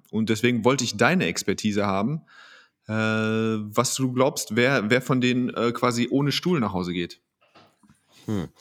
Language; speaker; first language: German; native; German